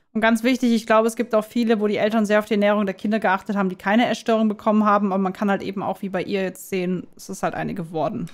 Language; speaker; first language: German; native; German